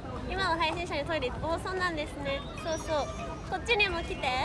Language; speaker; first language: Japanese; native; Japanese